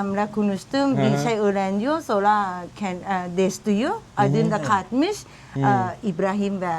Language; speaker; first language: Turkish; non-native, learner; Thai